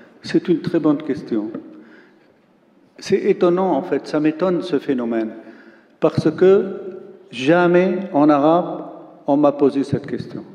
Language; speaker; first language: French; non-native, local second language; Arabic